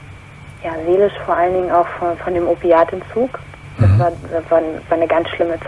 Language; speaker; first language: German; native; German